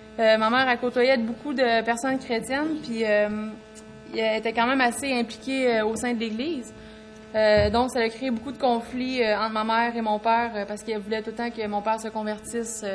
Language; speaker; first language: French; native; French